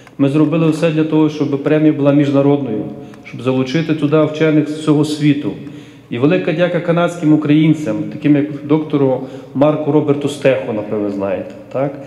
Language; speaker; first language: Ukrainian; native; Ukrainian